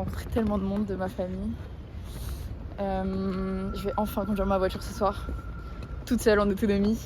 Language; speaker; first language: French; native; French